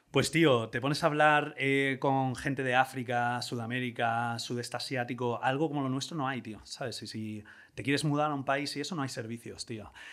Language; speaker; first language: Spanish; native; Spanish